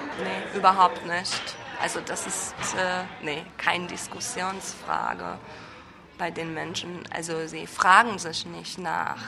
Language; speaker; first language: German; non-native, fluent; Hungarian